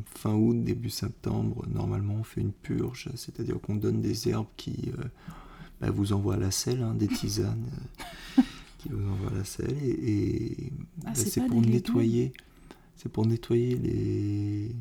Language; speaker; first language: French; native; French